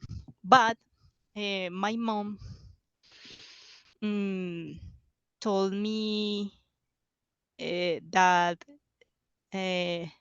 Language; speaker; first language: English; non-native, learner; Spanish